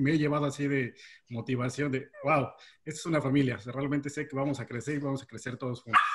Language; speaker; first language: Spanish; native; Spanish